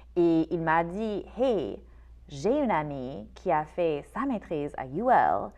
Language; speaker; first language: French; non-native, fluent; English